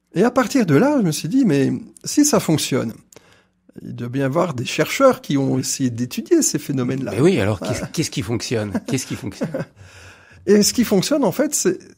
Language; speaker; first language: French; native; French